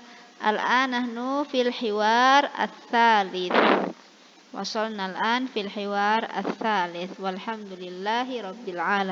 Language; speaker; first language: Arabic; non-native, fluent; Indonesian